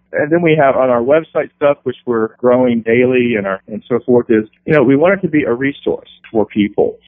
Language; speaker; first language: English; native; English